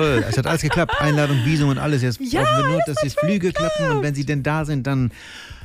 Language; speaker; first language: German; native; German